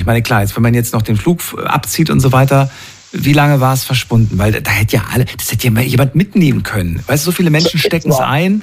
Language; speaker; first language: German; native; German